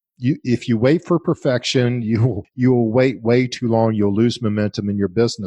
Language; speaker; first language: English; native; English